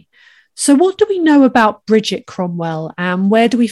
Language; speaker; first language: English; native; English